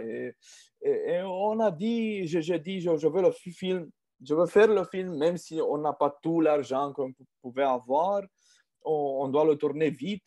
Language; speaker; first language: French; non-native, fluent; Romanian